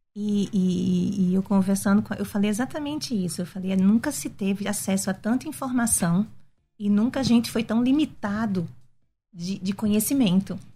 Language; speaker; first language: Portuguese; native; Portuguese